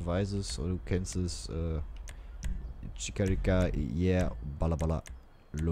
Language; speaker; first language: German; native; German